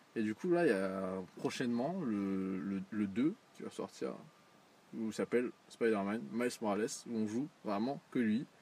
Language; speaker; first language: French; native; French